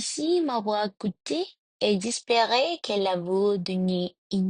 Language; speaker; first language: French; non-native, learner; Spanish